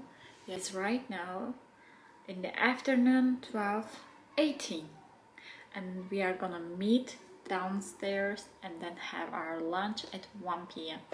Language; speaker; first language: English; non-native, fluent; Chinese